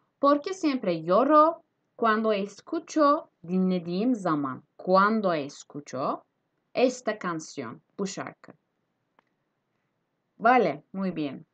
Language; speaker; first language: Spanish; non-native, fluent; Turkish